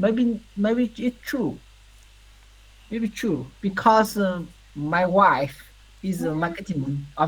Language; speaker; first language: English; non-native, learner; Vietnamese